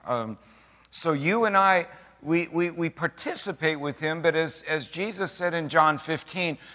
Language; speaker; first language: English; native; English